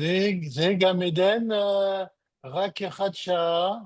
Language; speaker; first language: Hebrew; non-native, learner; French